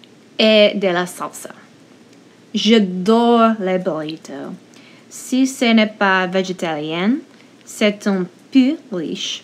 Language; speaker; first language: French; non-native, learner; English